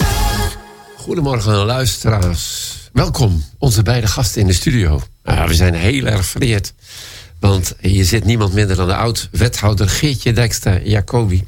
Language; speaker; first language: Dutch; native; Dutch